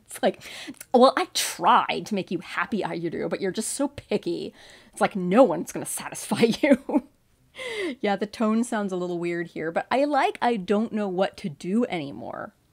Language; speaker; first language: English; native; English